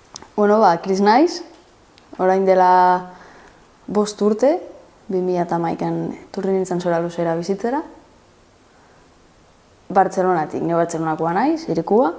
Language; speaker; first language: Basque; non-native, local second language; Catalan